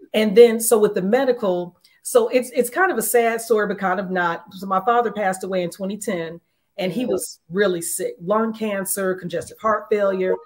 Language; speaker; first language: English; native; English